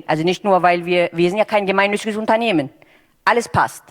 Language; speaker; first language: German; non-native, fluent; Turkish